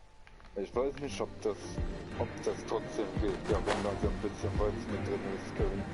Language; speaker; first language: German; native; German